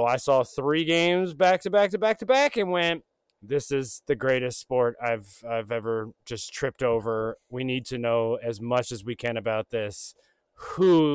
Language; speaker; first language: English; native; English